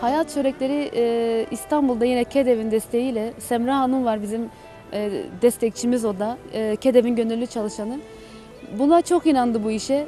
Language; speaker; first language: Turkish; native; Turkish